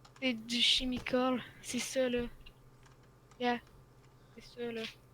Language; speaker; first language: French; native; French